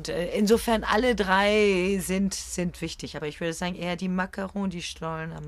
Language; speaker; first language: German; early bilingual, other home language; French